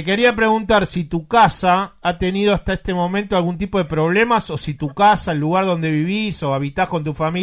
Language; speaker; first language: Spanish; native; Spanish